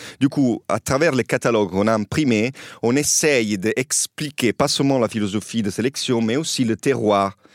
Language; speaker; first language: French; non-native, fluent; Italian